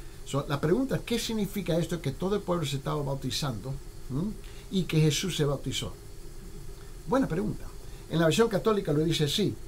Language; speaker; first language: Spanish; early bilingual, heritage; Spanish